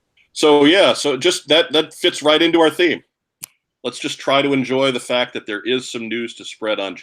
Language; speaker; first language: English; native; English